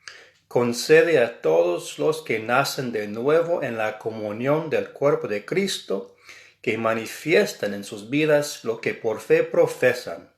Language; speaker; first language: Spanish; non-native, fluent; English